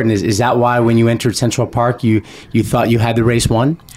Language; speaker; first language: English; native; English